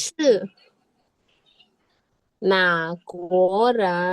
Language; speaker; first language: Chinese; non-native, learner; Indonesian